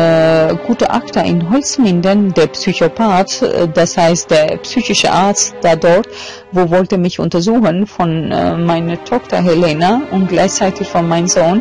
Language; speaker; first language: German; non-native, fluent; Albanian